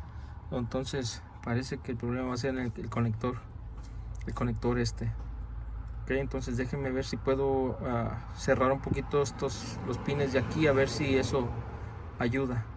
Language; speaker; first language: Spanish; native; Spanish